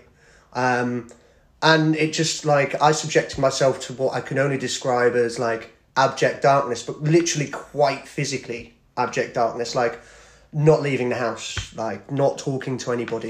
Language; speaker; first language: English; native; English